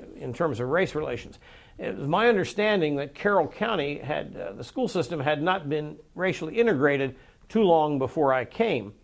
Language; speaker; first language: English; native; English